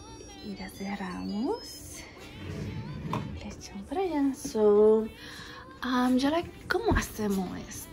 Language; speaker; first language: Spanish; early bilingual, heritage; Spanish